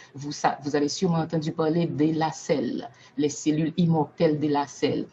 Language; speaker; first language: French; non-native, local second language; Haitian Creole